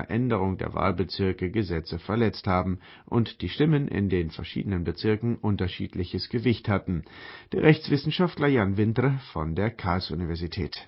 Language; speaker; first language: German; native; German